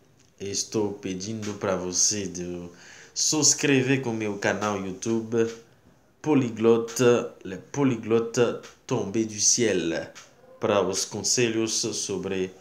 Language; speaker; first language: Portuguese; non-native, learner; Haitian Creole